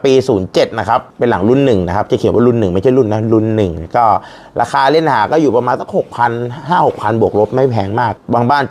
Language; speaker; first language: Thai; native; Thai